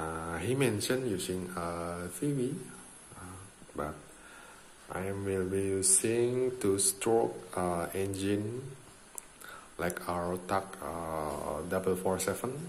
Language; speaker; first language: English; non-native, learner; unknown